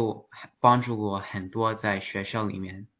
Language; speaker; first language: Chinese; early bilingual, heritage; Chinese